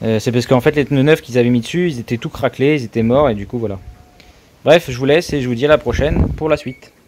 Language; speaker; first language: French; native; French